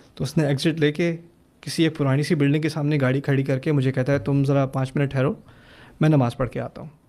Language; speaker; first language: Urdu; early bilingual, other home language; German